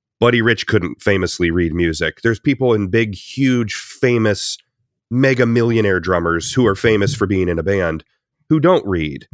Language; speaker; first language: English; native; English